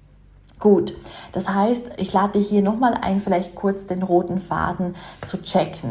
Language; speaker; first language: German; native; German